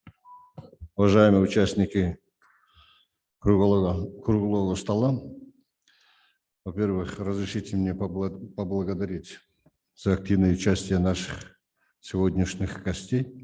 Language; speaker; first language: Russian; non-native, local second language; Kyrgyz